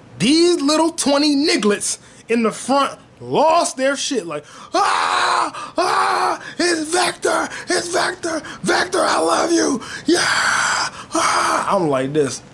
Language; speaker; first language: English; native; English